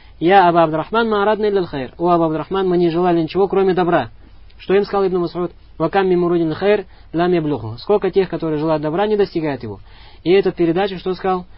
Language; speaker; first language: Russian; non-native, local second language; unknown